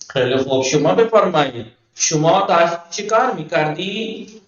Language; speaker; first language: Persian; non-native, fluent; Urdu